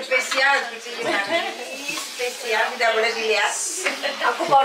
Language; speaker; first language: Indonesian; non-native, fluent; Korean